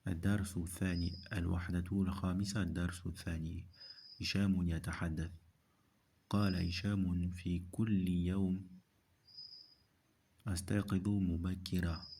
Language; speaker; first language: Arabic; non-native, fluent; French